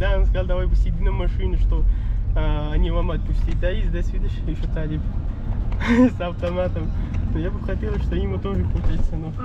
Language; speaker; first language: Russian; non-native, learner; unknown